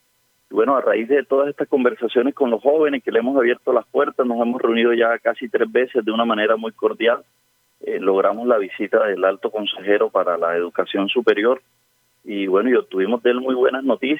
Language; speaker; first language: Spanish; native; Spanish